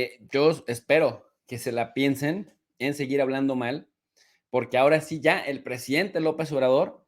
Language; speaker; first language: Spanish; native; Spanish